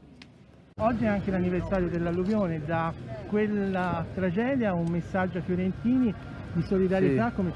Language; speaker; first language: Italian; native; Italian